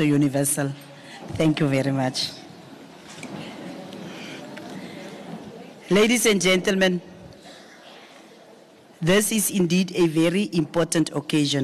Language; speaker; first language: English; non-native, local second language; Afrikaans